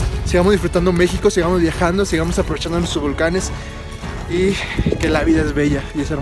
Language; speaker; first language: Spanish; native; Spanish